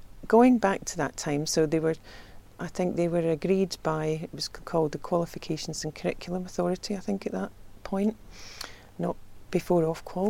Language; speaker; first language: English; native; English